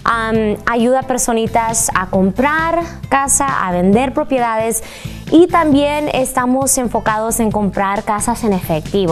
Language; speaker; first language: Spanish; native; Spanish